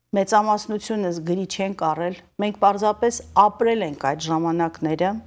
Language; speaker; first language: Armenian; native; Armenian